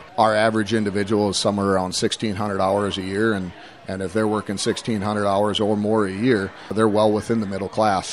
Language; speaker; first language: English; native; English